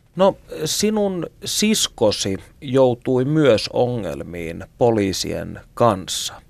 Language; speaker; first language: Finnish; native; Finnish